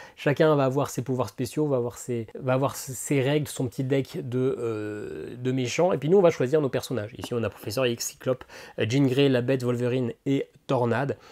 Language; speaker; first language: French; native; French